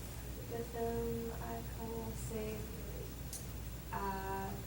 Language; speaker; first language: French; non-native, learner; English